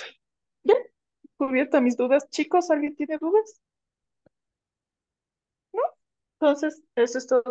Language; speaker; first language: Spanish; native; Spanish